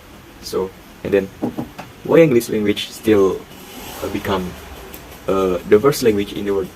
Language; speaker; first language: English; non-native, learner; Indonesian